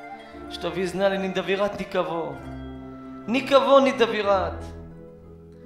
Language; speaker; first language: Russian; non-native, learner; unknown